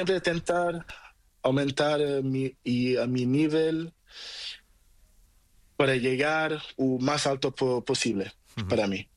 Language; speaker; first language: Spanish; non-native, learner; Portuguese